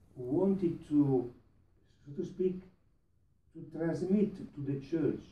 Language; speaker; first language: English; non-native, fluent; Italian